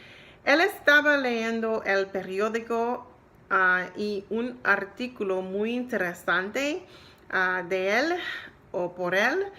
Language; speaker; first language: Spanish; non-native, learner; English